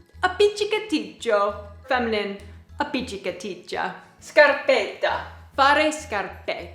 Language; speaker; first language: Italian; non-native, learner; English